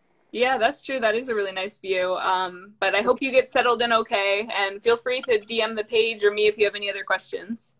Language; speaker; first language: English; native; English